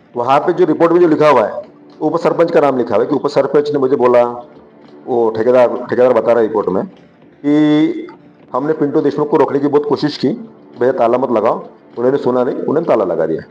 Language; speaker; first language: Hindi; non-native, local second language; Marathi